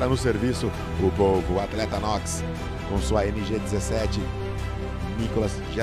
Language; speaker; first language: Portuguese; native; Portuguese